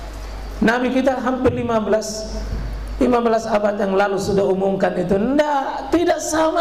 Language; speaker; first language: Indonesian; native; Indonesian